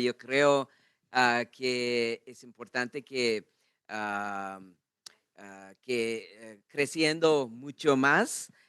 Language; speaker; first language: Spanish; non-native, learner; English